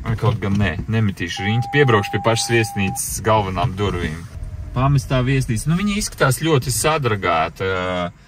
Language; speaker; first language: Latvian; non-native, local second language; Russian